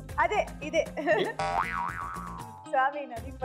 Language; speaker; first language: Telugu; non-native, local second language; Tamil